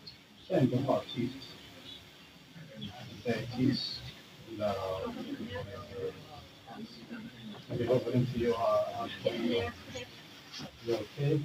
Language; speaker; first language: Swedish; non-native, fluent; Arabic